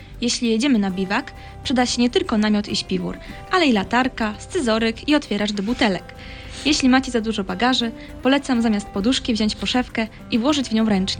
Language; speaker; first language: Polish; native; Polish